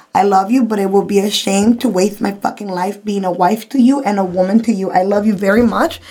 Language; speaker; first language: English; early bilingual, other home language; Spanish